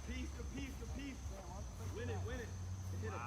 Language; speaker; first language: English; native; English